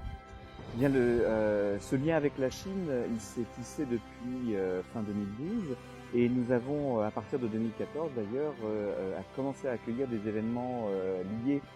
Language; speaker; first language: French; native; French